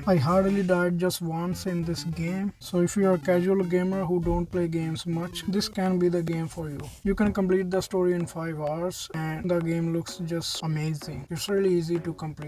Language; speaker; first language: English; non-native, fluent; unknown